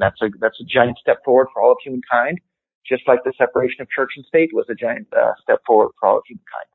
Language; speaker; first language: English; native; English